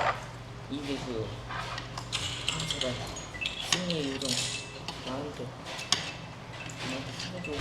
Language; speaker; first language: Korean; native; Korean